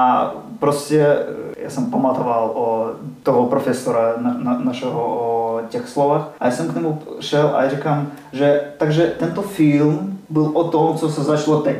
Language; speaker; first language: Czech; non-native, learner; Russian